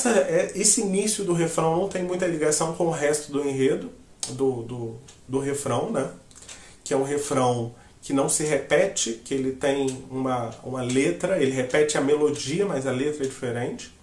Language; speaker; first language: Portuguese; native; Portuguese